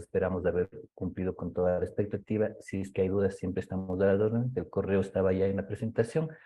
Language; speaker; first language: Spanish; native; Spanish